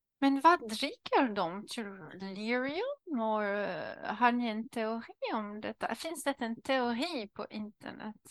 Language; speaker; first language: Swedish; non-native, learner; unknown